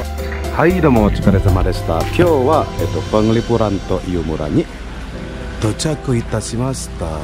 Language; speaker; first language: Japanese; non-native, learner; Indonesian